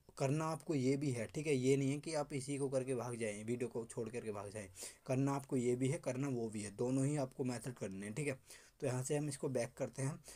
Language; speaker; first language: Hindi; native; Hindi